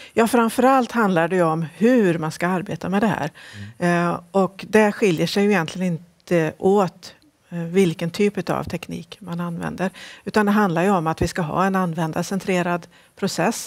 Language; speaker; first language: Swedish; native; Swedish